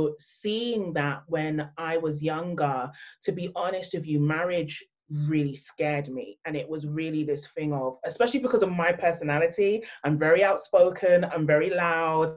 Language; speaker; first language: English; native; English